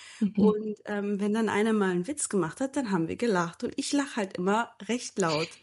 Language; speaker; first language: German; early bilingual, other home language; Turkish